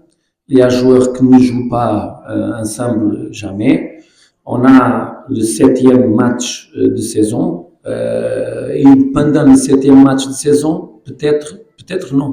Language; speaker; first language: French; non-native, learner; Portuguese